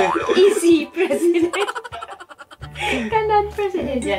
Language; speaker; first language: Japanese; non-native, learner; Filipino